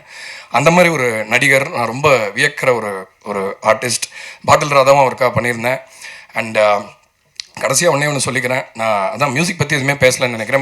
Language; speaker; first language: Tamil; native; Tamil